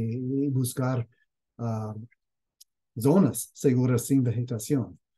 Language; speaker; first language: Spanish; non-native, fluent; English